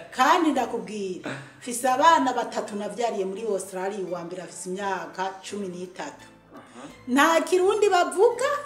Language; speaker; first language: Rundi; native; Rundi